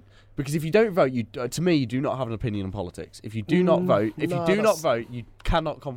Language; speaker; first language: English; native; English